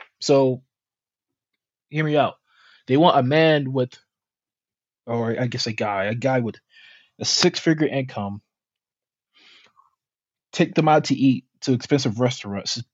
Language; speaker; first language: English; native; English